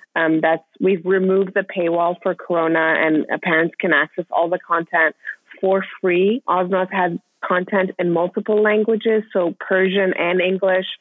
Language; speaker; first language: English; non-native, fluent; Persian